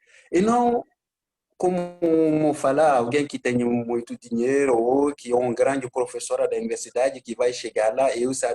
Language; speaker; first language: Portuguese; non-native, learner; Bambara